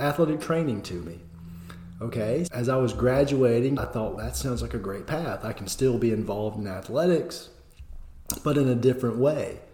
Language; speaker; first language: English; native; English